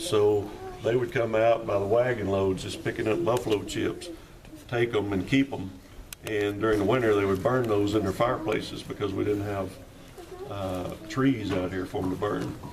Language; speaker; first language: English; native; English